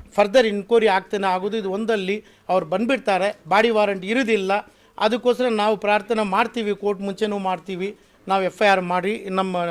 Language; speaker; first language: Kannada; non-native, local second language; Urdu